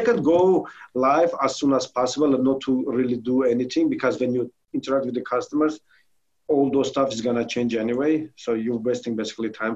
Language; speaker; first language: English; non-native, fluent; Armenian